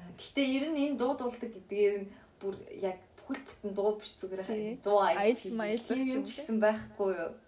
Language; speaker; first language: Mongolian; early bilingual, heritage; Mongolian